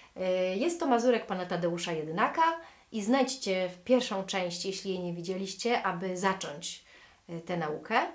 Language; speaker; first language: Polish; native; Polish